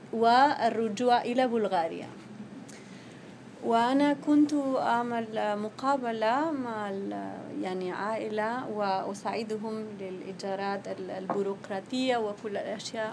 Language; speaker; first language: Arabic; non-native, fluent; Spanish